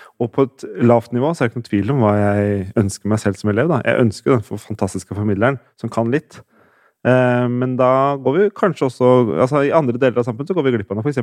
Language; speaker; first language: Norwegian; native; Norwegian